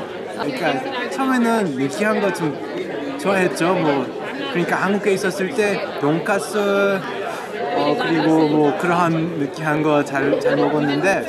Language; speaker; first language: Korean; non-native, fluent; English